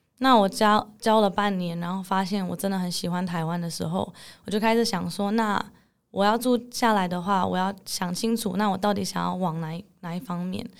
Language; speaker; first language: Chinese; early bilingual, heritage; English